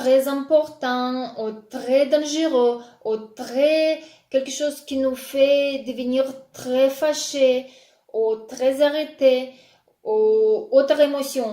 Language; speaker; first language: French; non-native, fluent; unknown